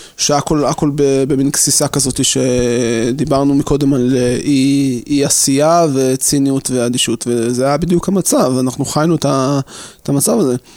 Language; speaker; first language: Hebrew; native; Hebrew